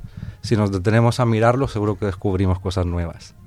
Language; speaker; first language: Spanish; native; Spanish